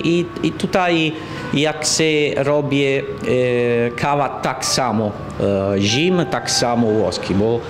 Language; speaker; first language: Polish; non-native, learner; Italian